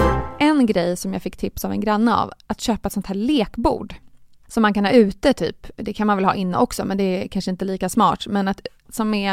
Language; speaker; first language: Swedish; native; Swedish